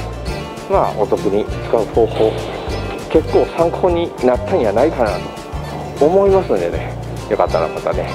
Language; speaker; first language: Japanese; native; Japanese